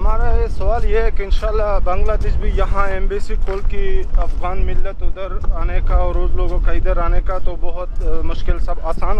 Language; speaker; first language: Hindi; non-native, learner; Pashto